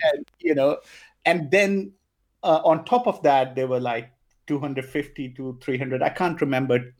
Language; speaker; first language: English; non-native, local second language; Punjabi